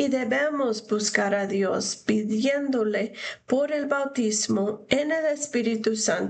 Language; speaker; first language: Spanish; non-native, fluent; English